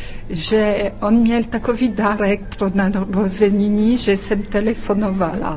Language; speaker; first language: Czech; non-native, fluent; French